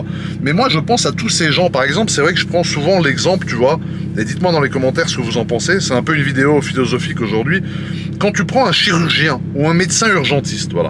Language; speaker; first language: French; native; French